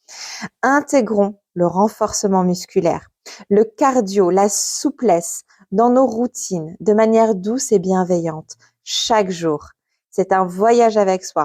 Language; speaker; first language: French; native; French